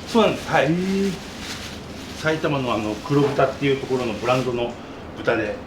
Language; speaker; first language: Japanese; native; Japanese